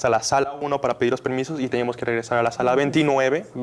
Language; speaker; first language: Spanish; native; Spanish